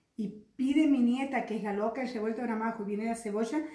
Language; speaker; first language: Spanish; native; Spanish